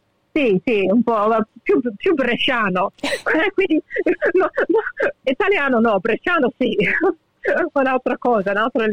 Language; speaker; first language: Italian; early bilingual, heritage; English